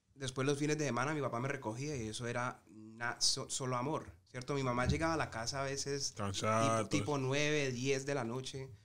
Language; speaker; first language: Spanish; early bilingual, heritage; Spanish